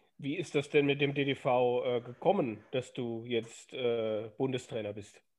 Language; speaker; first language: German; native; German